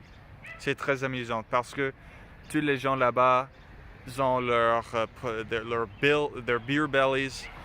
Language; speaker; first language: French; non-native, learner; English